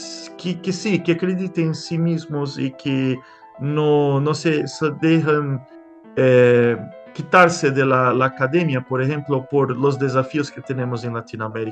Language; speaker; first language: Spanish; non-native, fluent; Portuguese